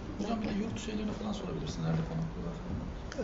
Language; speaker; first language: Turkish; native; Turkish